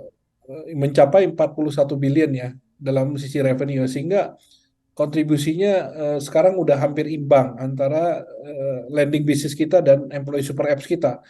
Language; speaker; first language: Indonesian; native; Indonesian